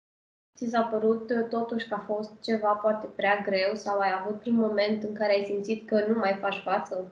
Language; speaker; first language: Romanian; native; Romanian